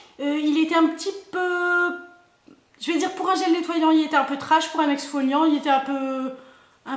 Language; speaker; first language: French; native; French